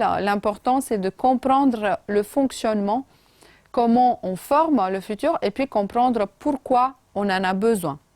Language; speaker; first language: French; non-native, fluent; Romanian